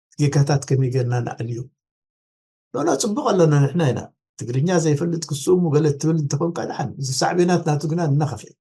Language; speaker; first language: Tigrinya; non-native, local second language; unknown